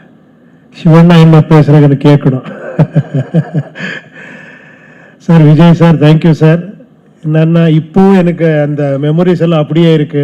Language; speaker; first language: Tamil; non-native, learner; Kannada